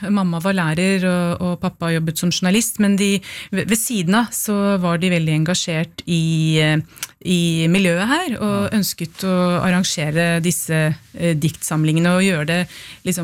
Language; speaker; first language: Norwegian; early bilingual, other home language; Urdu